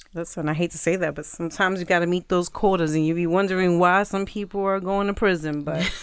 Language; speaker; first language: English; native; English